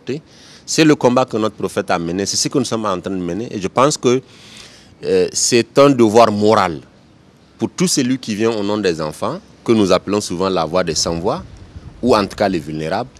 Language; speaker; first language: French; native; French